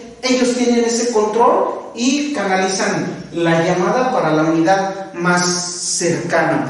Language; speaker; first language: Spanish; native; Spanish